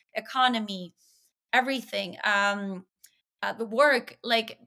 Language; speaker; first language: English; non-native, fluent; Spanish